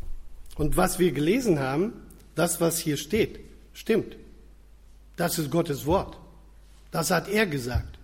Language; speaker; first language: German; non-native, fluent; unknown